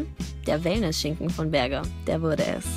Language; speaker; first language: German; native; German